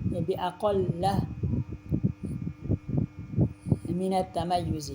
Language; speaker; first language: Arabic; non-native, fluent; Uzbek